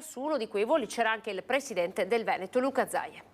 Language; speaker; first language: Italian; native; Italian